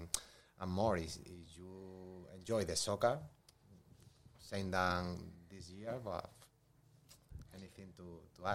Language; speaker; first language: English; non-native, learner; Spanish